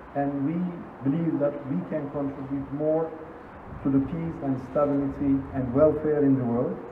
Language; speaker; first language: English; non-native, fluent; Turkish